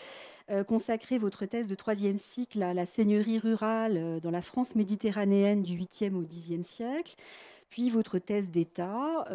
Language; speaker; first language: French; native; French